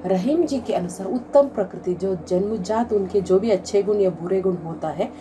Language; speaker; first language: Hindi; non-native, local second language; Kannada